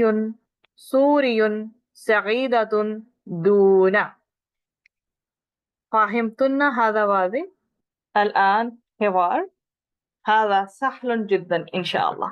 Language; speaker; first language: Arabic; non-native, fluent; Urdu